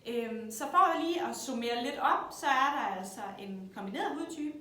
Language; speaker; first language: Danish; native; Danish